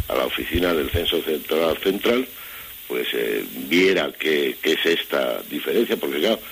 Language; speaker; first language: Spanish; native; Spanish